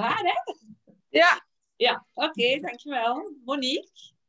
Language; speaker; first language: Dutch; native; Dutch